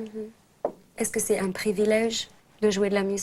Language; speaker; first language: French; native; French